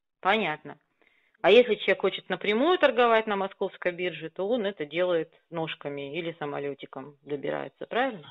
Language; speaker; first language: Russian; native; Russian